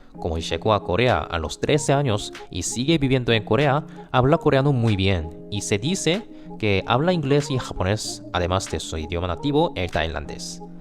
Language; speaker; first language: Spanish; non-native, fluent; Korean